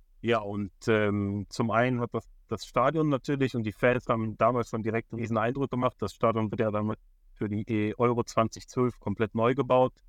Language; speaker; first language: German; early bilingual, other home language; Polish